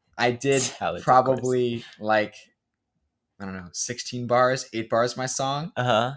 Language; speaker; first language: English; native; English